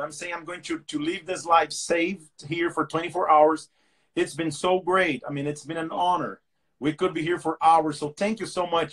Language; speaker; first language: English; non-native, fluent; Portuguese